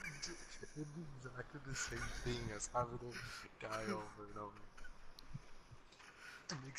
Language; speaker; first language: English; native; English